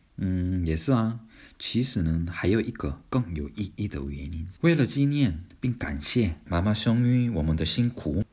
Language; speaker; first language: Chinese; non-native, fluent; Korean